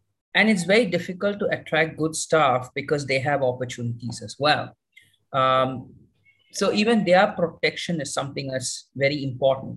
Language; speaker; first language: English; non-native, local second language; Malayalam